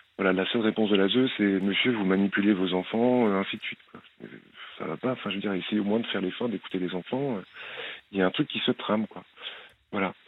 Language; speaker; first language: French; native; French